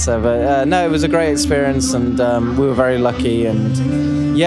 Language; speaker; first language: English; native; English